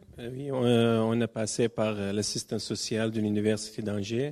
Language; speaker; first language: French; non-native, learner; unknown